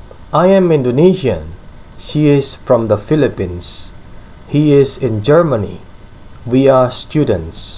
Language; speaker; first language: English; non-native, fluent; Indonesian